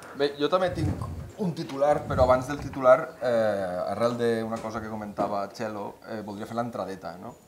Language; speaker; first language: Catalan; native; Catalan